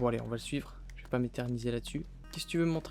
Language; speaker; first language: French; native; French